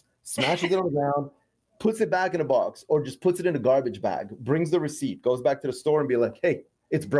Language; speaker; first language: English; native; English